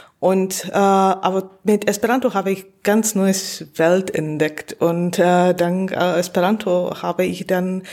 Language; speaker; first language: German; non-native, learner; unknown